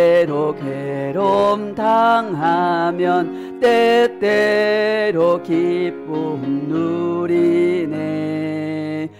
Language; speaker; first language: Korean; native; Korean